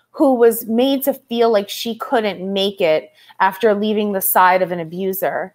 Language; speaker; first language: English; native; English